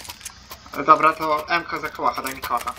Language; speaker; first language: Polish; native; Polish